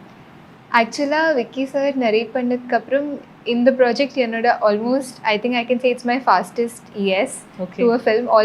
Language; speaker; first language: Tamil; non-native, fluent; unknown